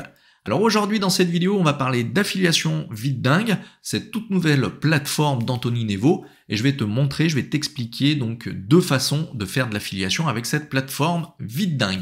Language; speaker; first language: French; native; French